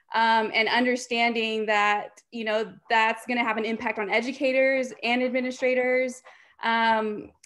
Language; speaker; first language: English; native; English